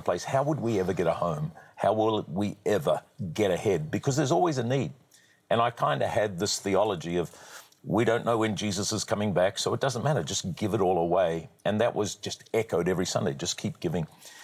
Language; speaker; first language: English; native; English